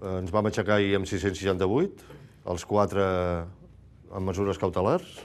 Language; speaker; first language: Catalan; native; Catalan